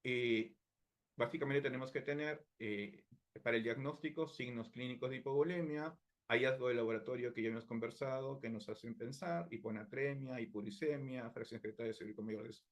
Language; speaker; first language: Spanish; native; Spanish